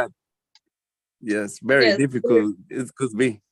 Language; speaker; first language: English; non-native, learner; Spanish